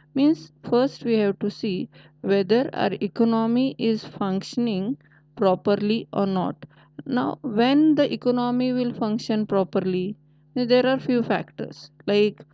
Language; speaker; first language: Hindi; non-native, local second language; Marathi